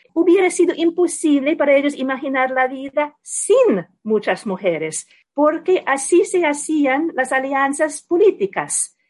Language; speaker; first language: Spanish; non-native, fluent; English